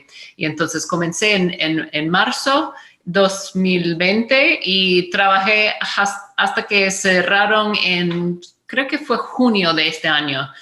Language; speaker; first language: Spanish; non-native, fluent; English